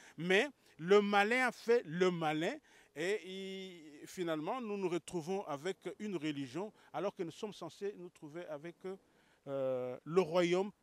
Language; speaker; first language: French; non-native, local second language; Lingala